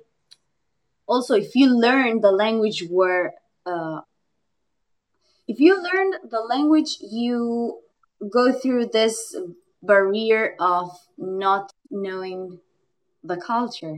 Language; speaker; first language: English; non-native, fluent; Spanish